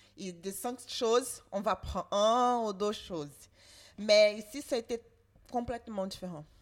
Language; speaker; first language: French; non-native, learner; Portuguese